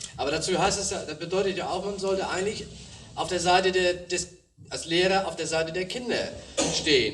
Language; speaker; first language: German; native; German